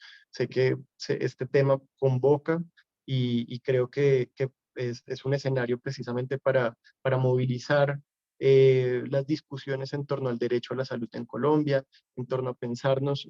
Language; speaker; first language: Spanish; native; Spanish